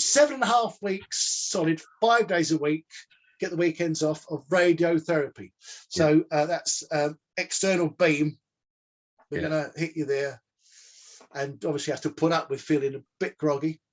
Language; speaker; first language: English; native; English